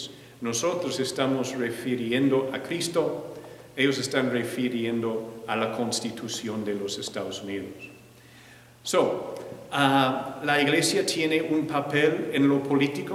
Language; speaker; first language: Spanish; non-native, fluent; English